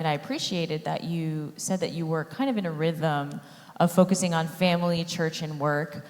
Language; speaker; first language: English; native; English